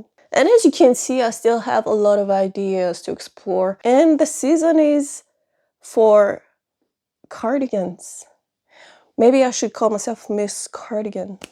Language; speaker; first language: English; non-native, fluent; French